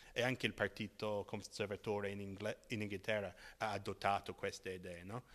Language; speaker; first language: Italian; non-native, fluent; English